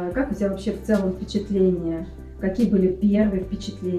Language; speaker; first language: Russian; native; Russian